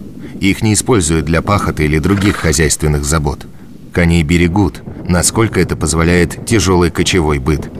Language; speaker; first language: Russian; native; Russian